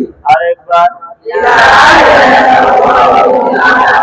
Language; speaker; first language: Arabic; non-native, fluent; Bangla